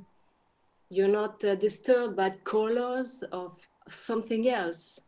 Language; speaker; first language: English; non-native, learner; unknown